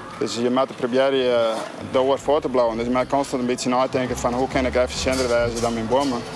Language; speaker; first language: Dutch; non-native, local second language; Western Frisian